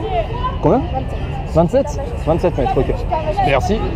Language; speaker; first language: French; native; French